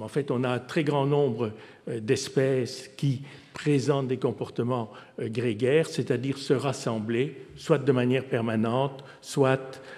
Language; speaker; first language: French; native; French